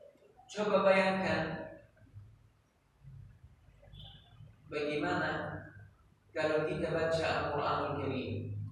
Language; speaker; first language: Indonesian; non-native, learner; Arabic